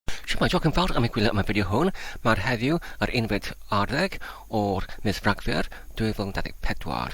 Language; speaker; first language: Welsh; non-native, learner; English